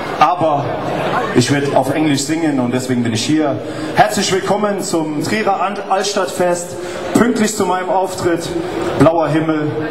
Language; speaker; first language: German; early bilingual, other home language; English